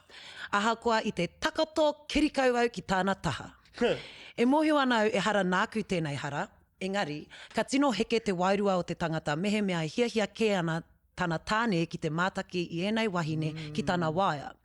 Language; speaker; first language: Māori; non-native, local second language; English